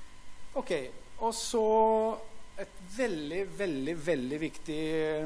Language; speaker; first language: Norwegian; non-native, fluent; Greek